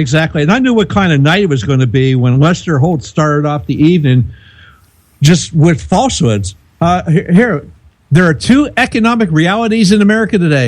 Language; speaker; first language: English; native; English